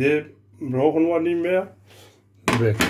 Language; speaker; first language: German; non-native, learner; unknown